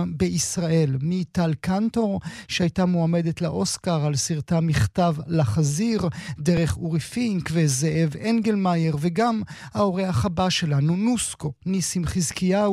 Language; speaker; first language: Hebrew; native; Hebrew